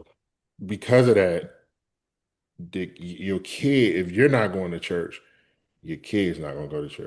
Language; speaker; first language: English; native; English